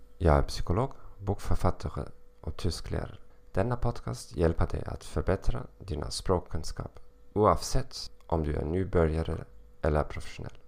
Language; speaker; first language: Swedish; non-native, learner; German